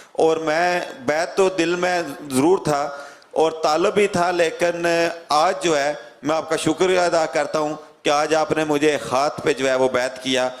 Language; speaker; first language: Urdu; non-native, local second language; Punjabi